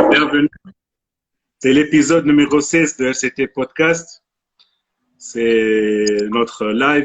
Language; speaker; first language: French; non-native, local second language; Arabic